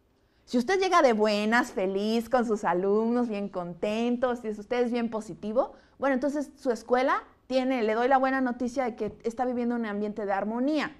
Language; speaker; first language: Spanish; native; Spanish